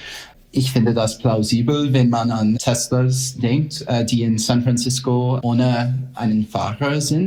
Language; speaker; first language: German; non-native, fluent; English